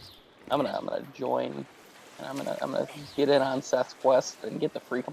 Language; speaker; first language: English; native; English